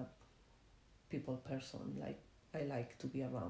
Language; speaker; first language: English; non-native, fluent; Spanish